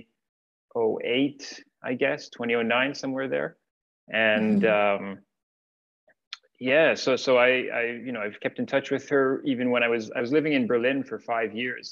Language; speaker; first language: English; native; English